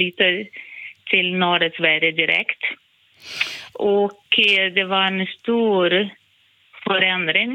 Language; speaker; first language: Swedish; non-native, fluent; Portuguese